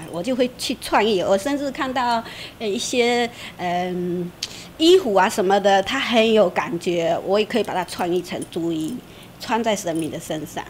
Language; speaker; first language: Chinese; native; Chinese